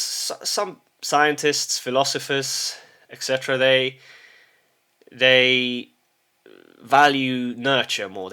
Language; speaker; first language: English; early bilingual, heritage; English